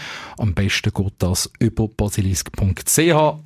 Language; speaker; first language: German; native; German